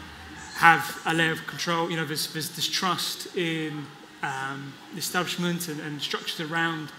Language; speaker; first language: English; native; English